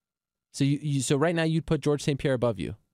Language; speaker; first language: English; native; English